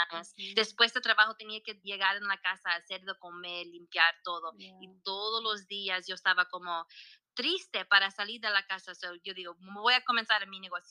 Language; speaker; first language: Spanish; early bilingual, heritage; Spanish